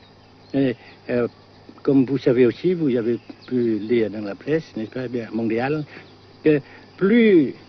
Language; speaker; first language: French; non-native, fluent; Vietnamese